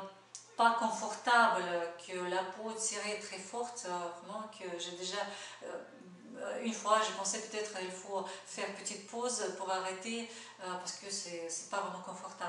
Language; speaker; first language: French; non-native, learner; Russian